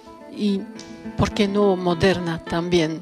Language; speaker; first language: Spanish; non-native, learner; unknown